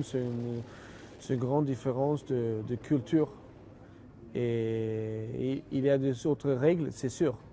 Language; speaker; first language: French; non-native, fluent; Swedish